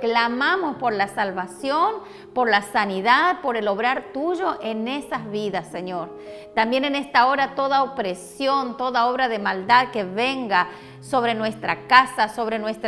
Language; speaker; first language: Spanish; native; Spanish